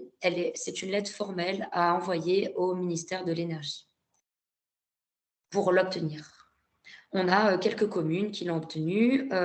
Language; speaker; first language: French; native; French